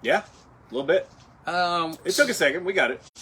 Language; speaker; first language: English; native; English